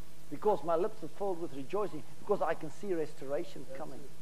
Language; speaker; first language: English; non-native, local second language; Afrikaans